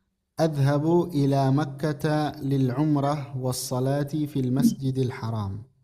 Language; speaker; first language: Arabic; non-native, fluent; Indonesian